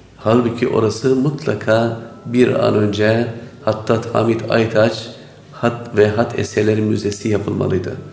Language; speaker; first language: Turkish; native; Turkish